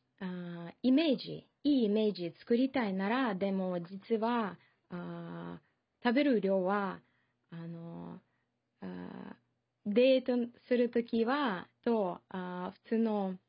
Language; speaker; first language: Japanese; non-native, fluent; Russian